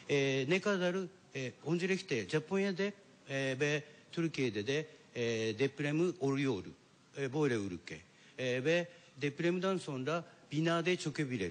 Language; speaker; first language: Turkish; non-native, learner; Japanese